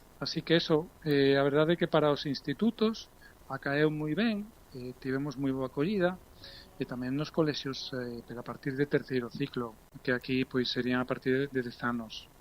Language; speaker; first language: Galician; early bilingual, heritage; Galician